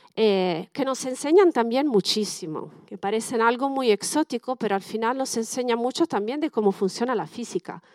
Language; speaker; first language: Spanish; non-native, fluent; Italian